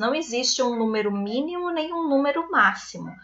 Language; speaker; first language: Portuguese; native; Portuguese